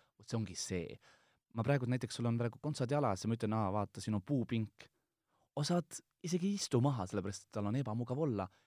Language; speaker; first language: Estonian; non-native, local second language; Russian